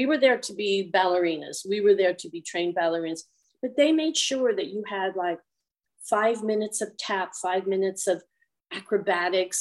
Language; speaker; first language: English; native; English